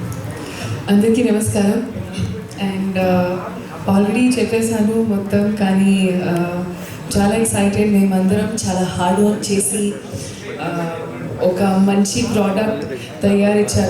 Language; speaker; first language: Telugu; non-native, local second language; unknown